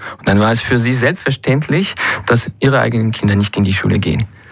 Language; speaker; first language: German; non-native, fluent; French